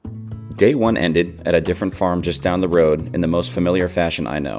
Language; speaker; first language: English; native; English